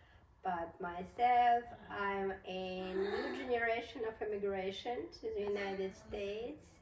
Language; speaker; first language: English; non-native, learner; Russian